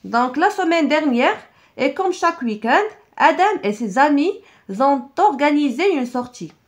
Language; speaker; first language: French; non-native, local second language; Arabic